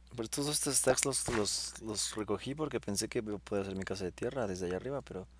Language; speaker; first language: Spanish; native; Spanish